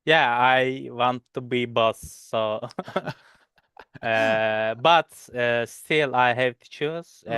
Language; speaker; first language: English; non-native, learner; Turkish